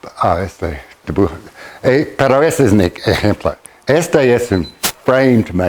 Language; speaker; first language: Spanish; non-native, fluent; English